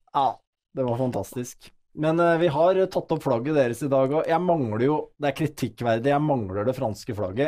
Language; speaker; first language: Norwegian; native; Norwegian